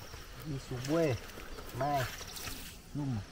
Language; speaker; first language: Vietnamese; non-native, learner; Portuguese